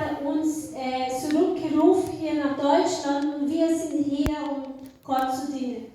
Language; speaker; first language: German; non-native, fluent; Portuguese